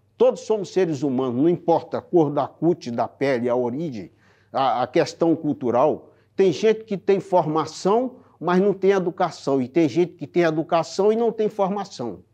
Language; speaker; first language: Portuguese; native; Portuguese